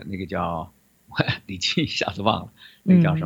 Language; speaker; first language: Chinese; native; Chinese